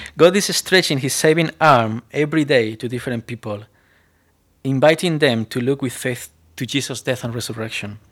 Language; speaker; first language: English; non-native, fluent; Spanish